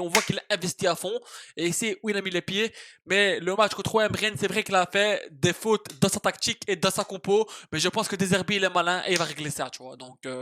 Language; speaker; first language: French; native; French